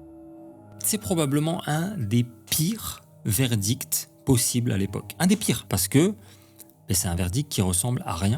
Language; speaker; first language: French; native; French